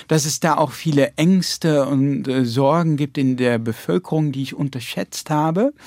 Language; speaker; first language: German; early bilingual, heritage; German